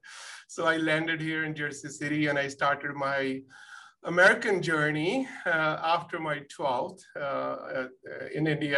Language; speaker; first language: English; non-native, local second language; Punjabi